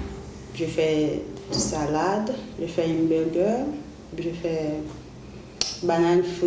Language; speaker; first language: French; non-native, learner; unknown